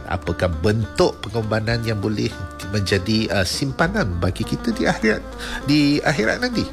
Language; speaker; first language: Malay; non-native, local second language; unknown